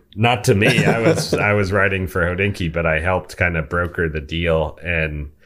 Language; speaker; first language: English; native; English